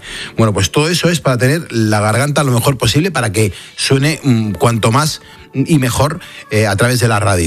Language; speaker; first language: Spanish; native; Spanish